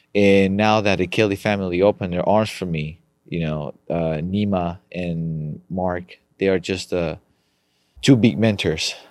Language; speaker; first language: English; non-native, fluent; Spanish